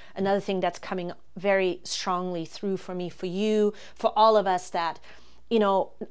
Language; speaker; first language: English; non-native, fluent; German